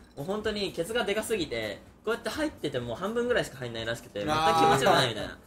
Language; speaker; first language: Japanese; native; Japanese